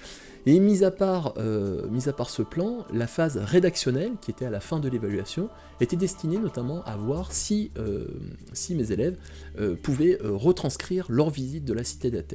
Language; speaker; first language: French; native; French